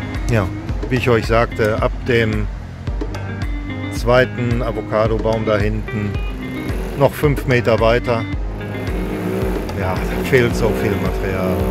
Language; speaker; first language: German; native; German